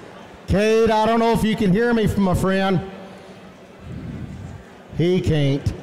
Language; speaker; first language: English; native; English